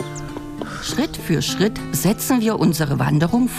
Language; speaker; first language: German; native; German